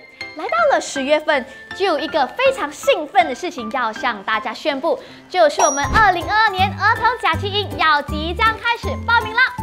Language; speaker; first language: Chinese; native; Chinese